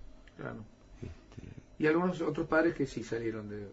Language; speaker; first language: Spanish; native; Spanish